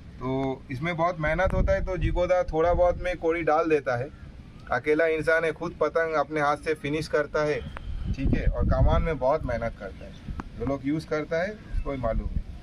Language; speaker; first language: Hindi; non-native, local second language; Bangla